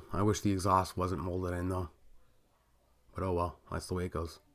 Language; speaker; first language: English; native; English